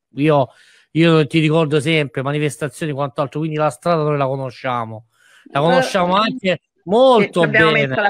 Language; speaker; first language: Italian; native; Italian